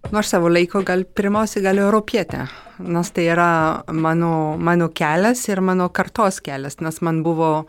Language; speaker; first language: Lithuanian; non-native, fluent; French